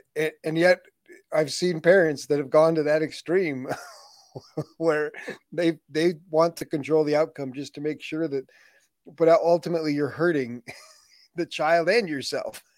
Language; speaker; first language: English; native; English